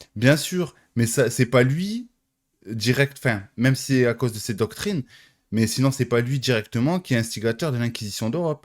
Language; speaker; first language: French; native; French